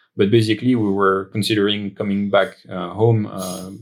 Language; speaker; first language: English; non-native, fluent; French